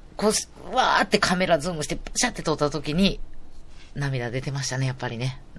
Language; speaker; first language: Japanese; native; Japanese